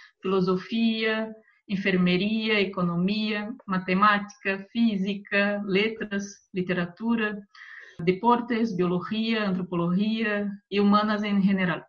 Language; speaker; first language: Spanish; non-native, fluent; Portuguese